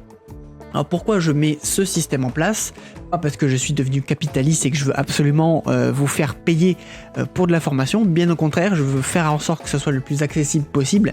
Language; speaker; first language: French; native; French